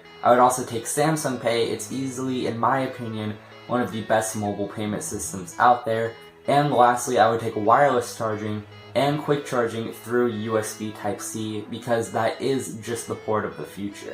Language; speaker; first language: English; native; English